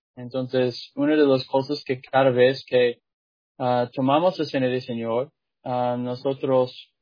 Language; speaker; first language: Spanish; non-native, fluent; English